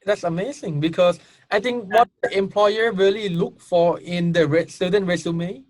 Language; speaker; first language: English; non-native, fluent; Thai